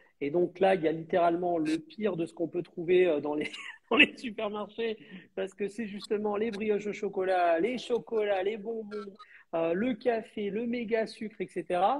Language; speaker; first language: French; native; French